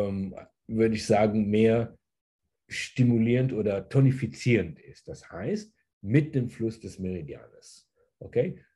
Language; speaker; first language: German; early bilingual, heritage; German